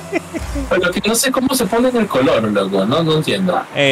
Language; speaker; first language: Spanish; native; Spanish